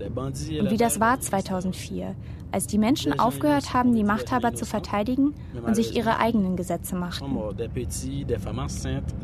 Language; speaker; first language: German; native; German